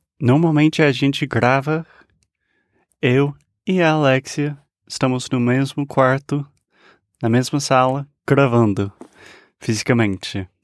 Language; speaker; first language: Portuguese; non-native, fluent; English